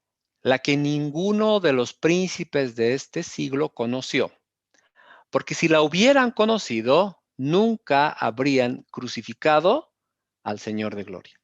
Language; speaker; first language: Spanish; native; Spanish